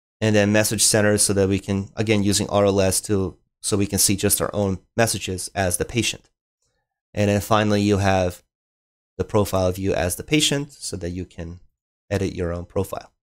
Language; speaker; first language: English; native; English